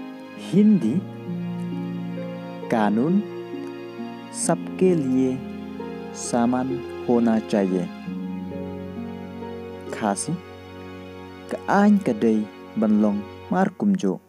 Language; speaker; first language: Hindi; non-native, local second language; Khasi